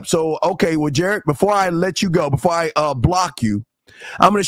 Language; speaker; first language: English; native; English